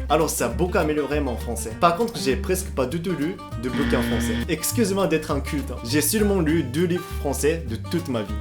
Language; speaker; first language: French; non-native, fluent; Japanese